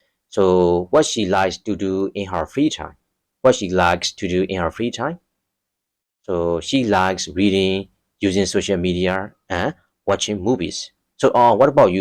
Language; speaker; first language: English; non-native, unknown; Burmese